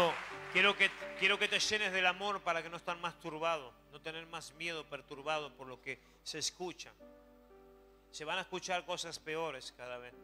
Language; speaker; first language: Spanish; native; Spanish